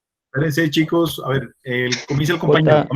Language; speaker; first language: Spanish; native; Spanish